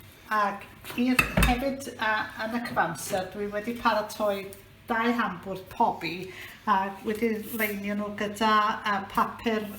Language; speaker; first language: Welsh; native; Welsh